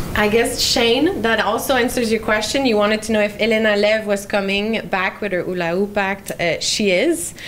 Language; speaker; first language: English; non-native, fluent; French